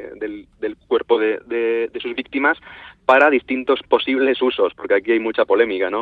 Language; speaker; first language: Spanish; native; Spanish